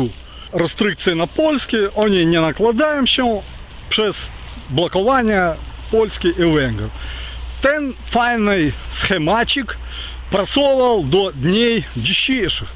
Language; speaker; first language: Polish; non-native, fluent; Ukrainian